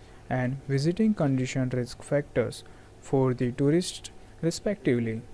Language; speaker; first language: English; non-native, fluent; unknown